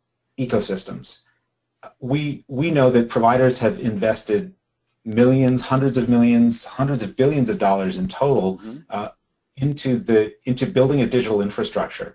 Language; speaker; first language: English; native; English